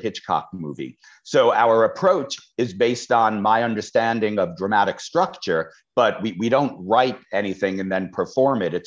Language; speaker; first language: English; native; English